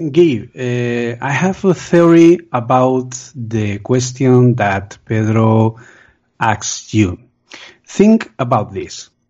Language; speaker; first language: English; non-native, fluent; Spanish